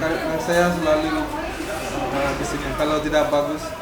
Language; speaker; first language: Indonesian; non-native, learner; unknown